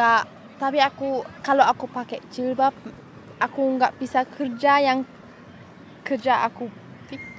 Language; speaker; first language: Indonesian; early bilingual, heritage; German